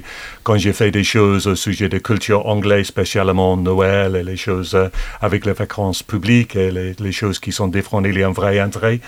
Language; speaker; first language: French; non-native, fluent; English